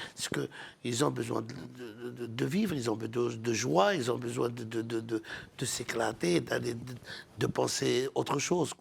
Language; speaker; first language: French; non-native, local second language; Arabic